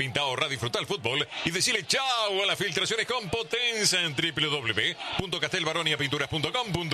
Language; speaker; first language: Spanish; native; Spanish